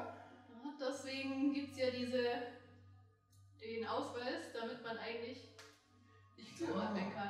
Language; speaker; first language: German; native; German